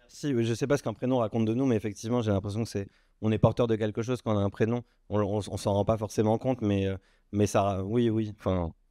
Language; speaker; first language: French; early bilingual, other home language; Arabic